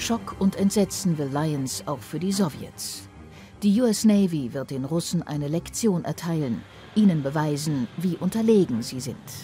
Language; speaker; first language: German; native; German